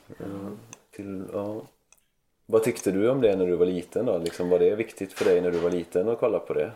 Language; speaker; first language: Swedish; native; Swedish